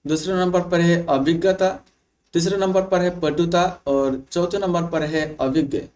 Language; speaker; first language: Hindi; non-native, local second language; Bangla